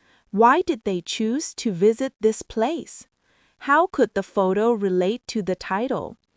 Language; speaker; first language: English; non-native, fluent; Thai